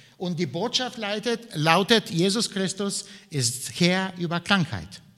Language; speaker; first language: German; non-native, fluent; Bulgarian